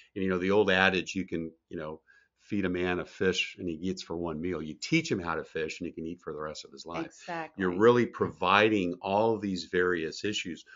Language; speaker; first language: English; native; English